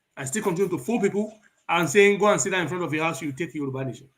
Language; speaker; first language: English; non-native, local second language; Yoruba